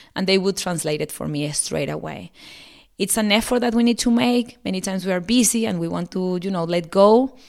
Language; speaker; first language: English; non-native, fluent; Spanish